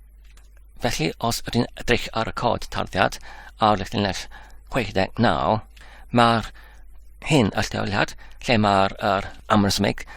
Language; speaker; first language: Welsh; non-native, learner; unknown